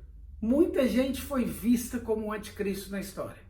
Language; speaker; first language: Portuguese; native; Portuguese